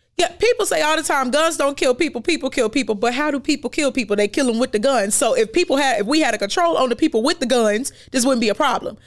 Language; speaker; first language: English; native; English